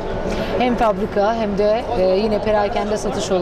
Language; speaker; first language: Turkish; native; Turkish